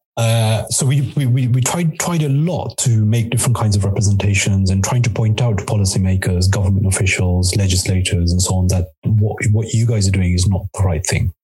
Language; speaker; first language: English; non-native, local second language; Gujarati